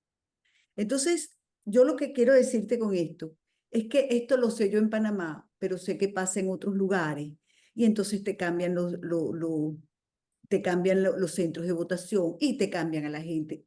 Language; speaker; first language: Spanish; native; Spanish